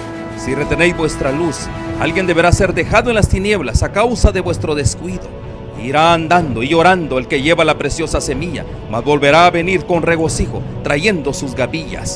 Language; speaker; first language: Spanish; native; Spanish